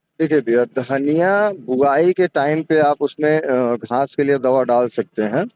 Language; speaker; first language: Hindi; native; Hindi